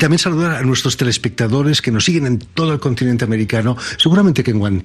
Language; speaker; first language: Spanish; native; Spanish